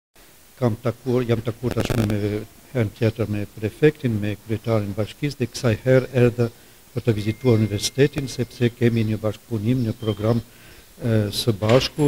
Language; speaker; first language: Albanian; non-native, fluent; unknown